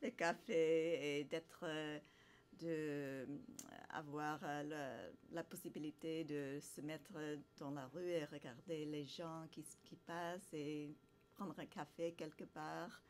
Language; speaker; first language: French; non-native, fluent; English